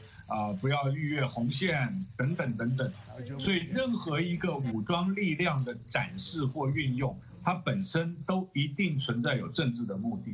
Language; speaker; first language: Chinese; native; Chinese